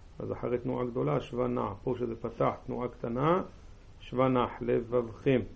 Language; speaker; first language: Hebrew; native; Hebrew